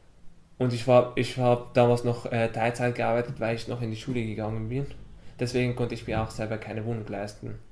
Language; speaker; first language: German; non-native, fluent; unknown